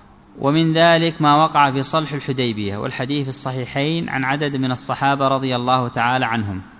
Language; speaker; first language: Arabic; native; Arabic